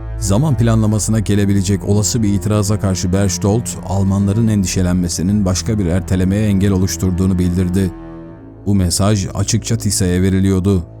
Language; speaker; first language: Turkish; native; Turkish